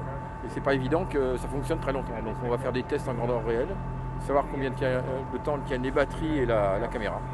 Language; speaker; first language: French; native; French